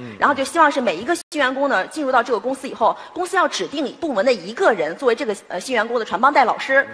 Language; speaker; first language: Chinese; native; Chinese